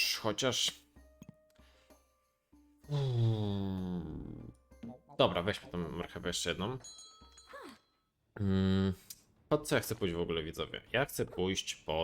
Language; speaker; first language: Polish; native; Polish